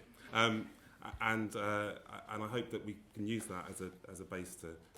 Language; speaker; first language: English; native; English